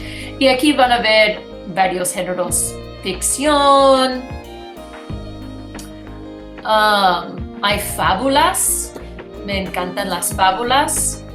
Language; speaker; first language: Spanish; non-native, fluent; English